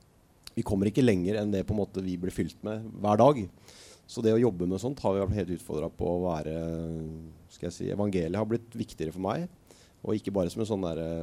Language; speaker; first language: Norwegian; native; Norwegian